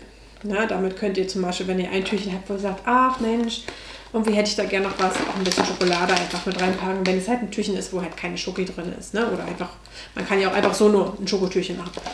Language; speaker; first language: German; native; German